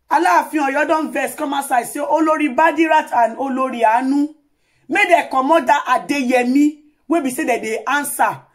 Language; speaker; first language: Nigerian Pidgin; non-native, local second language; Yoruba